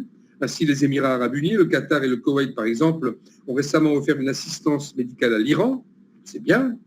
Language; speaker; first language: French; native; French